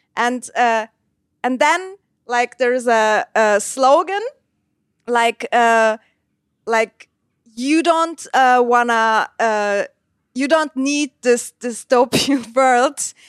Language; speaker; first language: English; non-native, fluent; Turkish